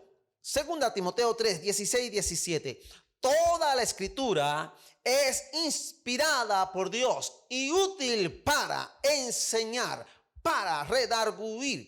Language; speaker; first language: Spanish; native; Spanish